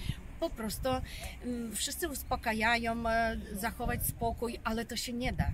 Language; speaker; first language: Polish; non-native, learner; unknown